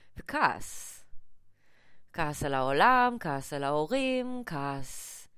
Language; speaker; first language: Hebrew; early bilingual, other home language; English